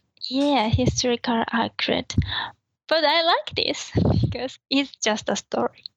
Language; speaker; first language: English; non-native, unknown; Japanese